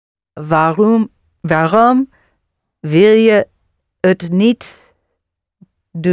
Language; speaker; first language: Dutch; non-native, learner; English